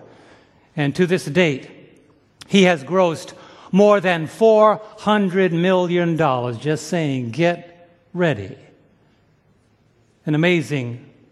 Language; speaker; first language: English; native; English